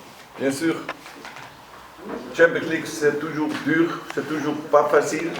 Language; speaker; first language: French; non-native, learner; Dutch